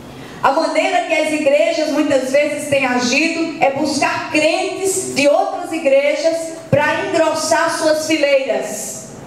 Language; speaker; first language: Portuguese; native; Portuguese